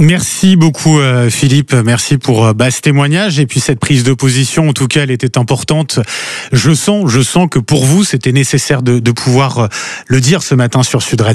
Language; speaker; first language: French; native; French